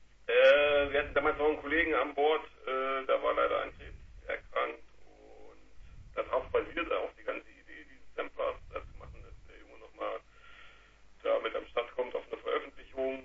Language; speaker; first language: German; native; German